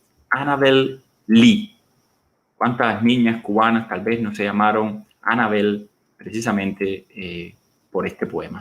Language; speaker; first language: Spanish; native; Spanish